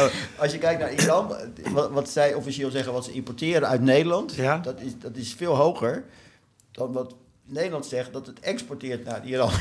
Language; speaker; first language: Dutch; native; Dutch